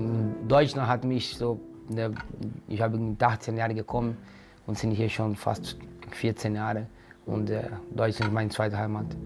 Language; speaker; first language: German; non-native, learner; Portuguese